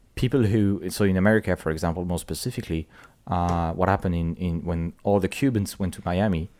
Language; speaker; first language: English; non-native, fluent; French